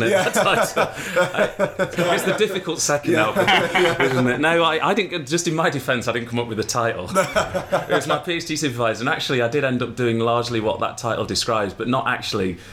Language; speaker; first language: English; native; English